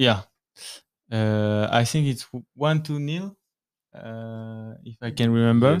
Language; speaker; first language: English; non-native, learner; French